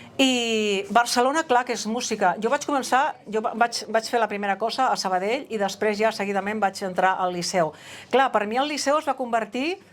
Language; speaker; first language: Catalan; non-native, local second language; Spanish